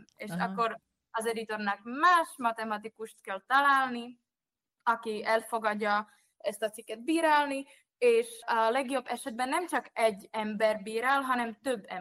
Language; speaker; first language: Hungarian; non-native, fluent; Czech